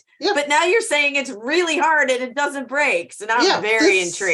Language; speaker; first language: English; native; English